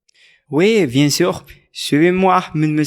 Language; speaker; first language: French; non-native, learner; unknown